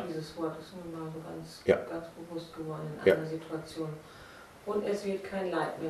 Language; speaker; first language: German; native; German